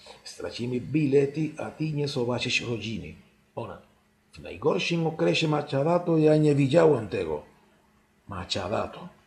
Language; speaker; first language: Polish; non-native, fluent; Spanish